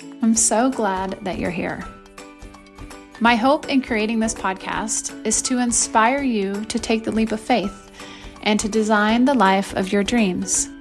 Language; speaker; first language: English; native; English